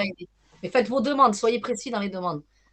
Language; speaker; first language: French; native; French